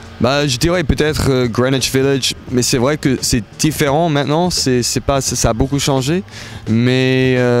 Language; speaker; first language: French; early bilingual, heritage; English